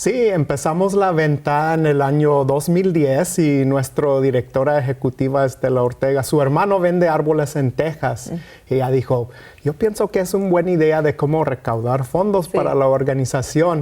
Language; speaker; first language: Spanish; early bilingual, heritage; Spanish